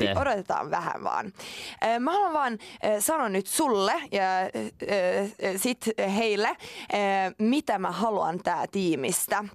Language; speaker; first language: Finnish; non-native, local second language; Swedish